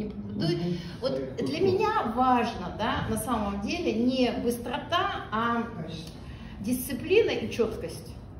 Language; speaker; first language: Russian; native; Russian